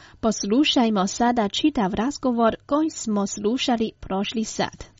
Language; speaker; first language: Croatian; non-native, fluent; Chinese